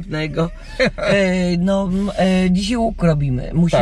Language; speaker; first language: Polish; native; Polish